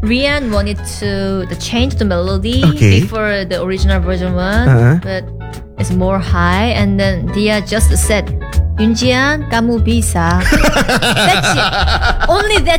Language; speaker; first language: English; non-native, learner; Korean